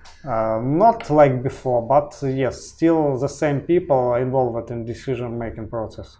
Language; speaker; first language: English; non-native, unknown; Russian